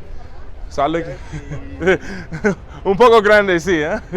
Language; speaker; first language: Spanish; non-native, learner; English